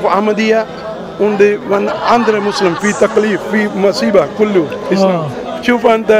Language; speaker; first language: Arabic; non-native, learner; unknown